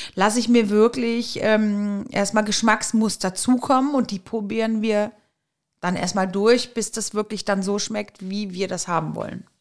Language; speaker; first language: German; native; German